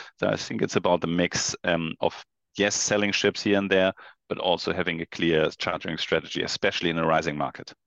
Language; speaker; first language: English; non-native, fluent; German